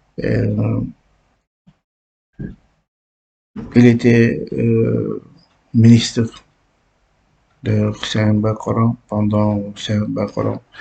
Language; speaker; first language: French; non-native, learner; Uzbek